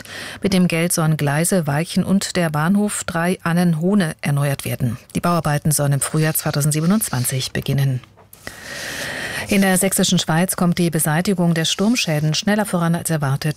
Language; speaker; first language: German; native; German